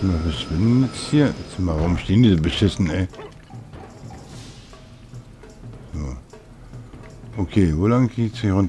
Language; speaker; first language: German; native; German